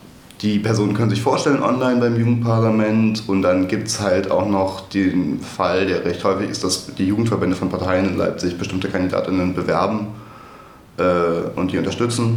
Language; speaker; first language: German; native; German